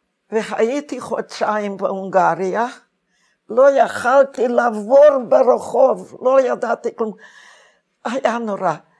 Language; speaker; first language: Hebrew; non-native, fluent; Hungarian